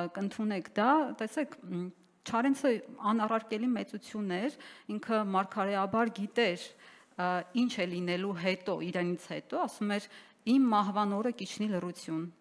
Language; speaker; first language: Armenian; native; Armenian